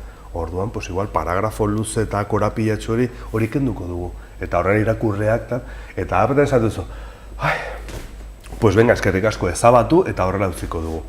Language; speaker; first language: Basque; non-native, local second language; Spanish